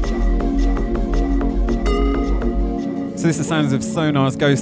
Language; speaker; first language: English; native; English